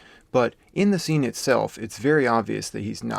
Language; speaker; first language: English; native; English